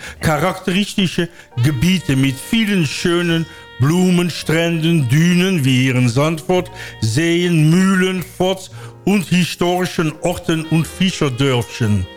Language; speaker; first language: German; non-native, fluent; Dutch